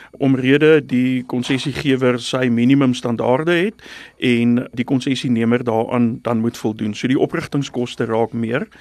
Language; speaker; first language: Afrikaans; non-native, local second language; English